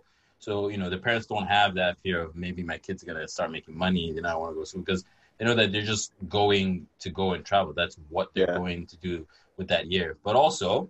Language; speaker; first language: English; non-native, local second language; Yoruba